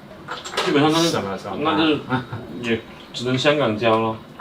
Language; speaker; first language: Chinese; native; Chinese